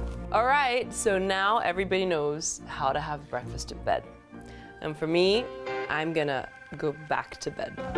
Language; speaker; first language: English; early bilingual, other home language; Chinese